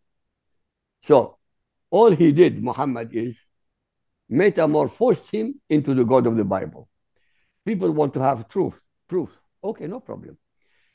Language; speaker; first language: English; non-native, fluent; Arabic